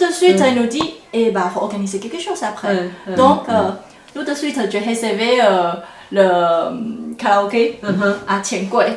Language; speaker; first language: French; non-native, fluent; Chinese